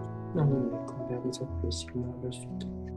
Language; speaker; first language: Korean; native; Korean